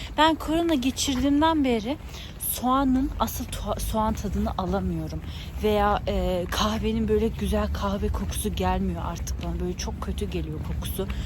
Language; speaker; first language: Turkish; early bilingual, heritage; Turkish